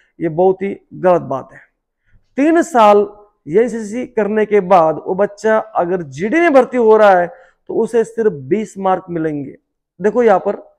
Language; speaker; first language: Hindi; non-native, local second language; Marathi